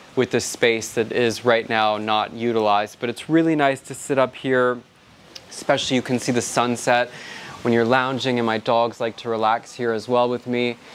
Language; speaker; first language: English; native; English